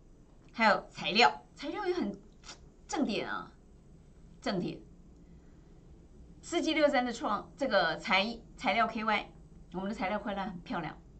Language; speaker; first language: Chinese; native; Chinese